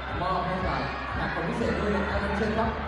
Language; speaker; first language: Thai; native; Thai